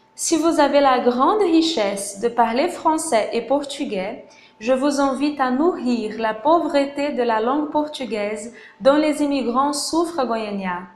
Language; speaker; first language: French; non-native, fluent; Portuguese